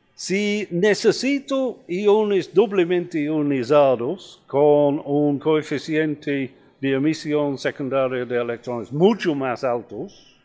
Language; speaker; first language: Spanish; non-native, fluent; English